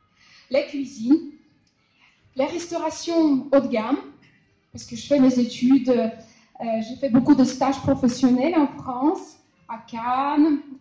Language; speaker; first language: French; non-native, fluent; Russian